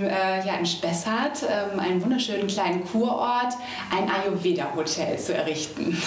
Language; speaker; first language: German; native; German